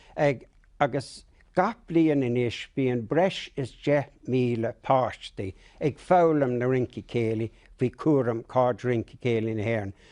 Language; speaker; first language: Irish; non-native, local second language; English